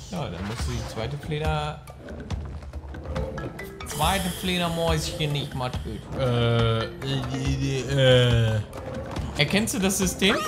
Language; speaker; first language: German; native; German